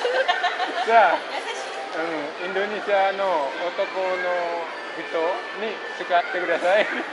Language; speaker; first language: Japanese; non-native, learner; Indonesian